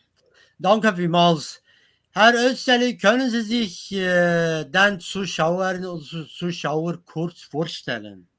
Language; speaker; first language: German; non-native, learner; Kurdish